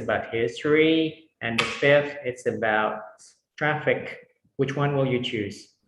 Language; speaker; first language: English; non-native, learner; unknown